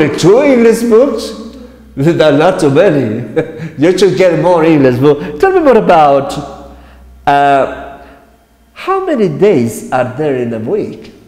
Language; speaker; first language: English; non-native, fluent; Spanish